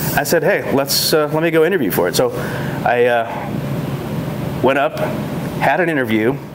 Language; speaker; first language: English; native; English